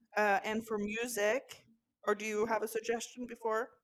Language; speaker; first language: English; non-native, fluent; Norwegian